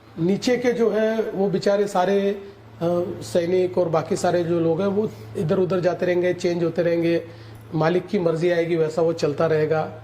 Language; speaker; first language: Hindi; non-native, local second language; Marathi